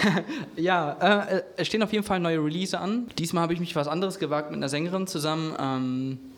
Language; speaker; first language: German; native; German